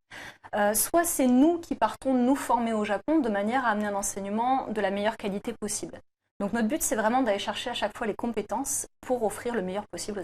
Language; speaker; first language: French; native; French